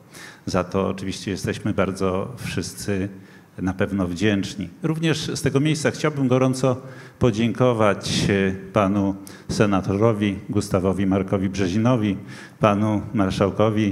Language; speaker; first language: Polish; native; Polish